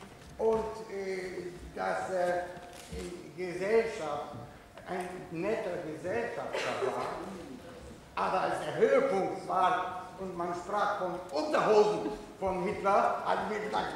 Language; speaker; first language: German; non-native, fluent; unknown